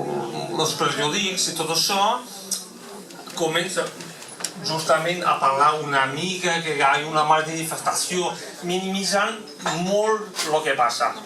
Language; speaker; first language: Catalan; non-native, local second language; French